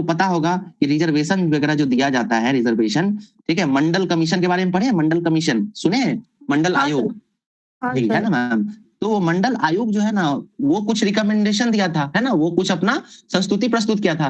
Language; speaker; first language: Hindi; native; Hindi